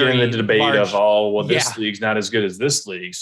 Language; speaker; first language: English; native; English